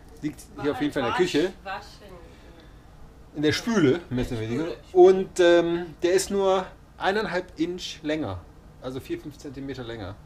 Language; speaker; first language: German; native; German